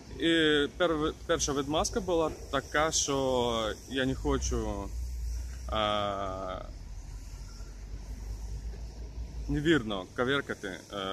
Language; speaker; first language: Ukrainian; non-native, local second language; Russian